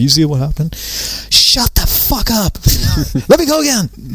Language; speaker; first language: English; non-native, fluent; Swedish